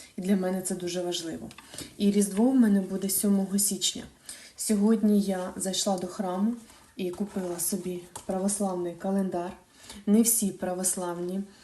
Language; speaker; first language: Ukrainian; non-native, local second language; Russian